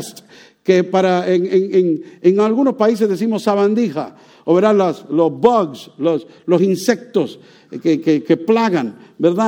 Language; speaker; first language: Spanish; native; Spanish